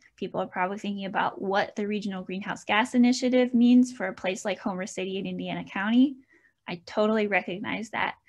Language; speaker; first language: English; native; English